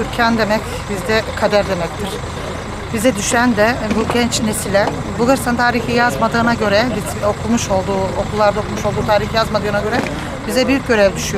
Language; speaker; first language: Turkish; early bilingual, heritage; Turkish